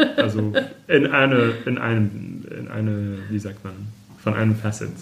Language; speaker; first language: German; non-native, fluent; Arabic